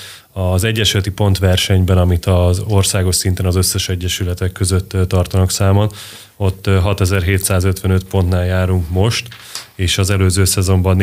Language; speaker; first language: Hungarian; native; Hungarian